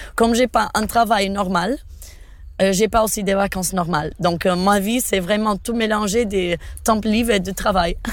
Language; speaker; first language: French; non-native, fluent; Portuguese